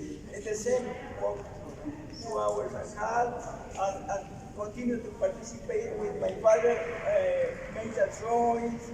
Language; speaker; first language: English; non-native, learner; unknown